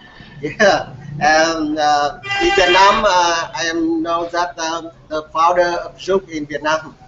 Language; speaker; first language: English; non-native, learner; Vietnamese